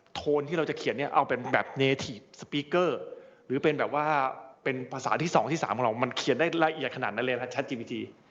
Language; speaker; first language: Thai; native; Thai